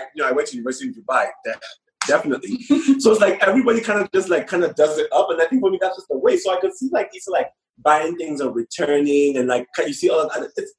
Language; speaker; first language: English; non-native, local second language; Yoruba